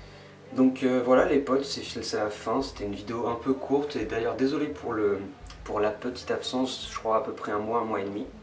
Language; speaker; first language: French; native; French